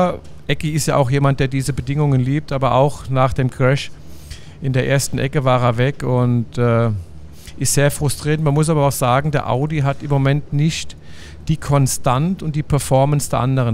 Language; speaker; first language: German; native; German